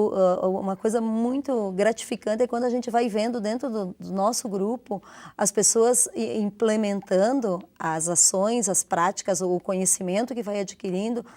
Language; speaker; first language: Portuguese; native; Portuguese